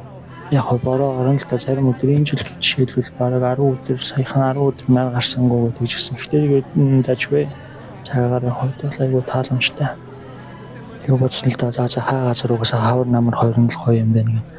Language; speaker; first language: Mongolian; native; Mongolian